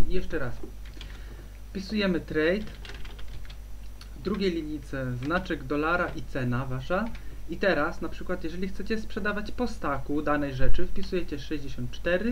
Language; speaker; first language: Polish; native; Polish